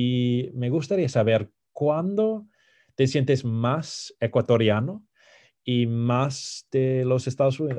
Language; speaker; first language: Spanish; non-native, fluent; English